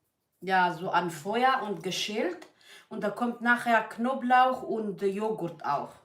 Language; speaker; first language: German; non-native, learner; Kurdish